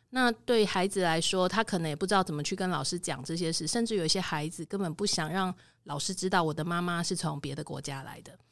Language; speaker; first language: Chinese; native; Chinese